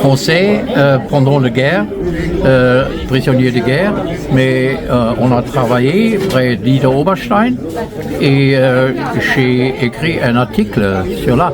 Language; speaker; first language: French; non-native, fluent; German